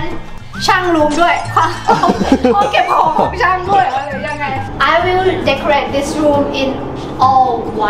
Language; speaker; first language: English; non-native, learner; Thai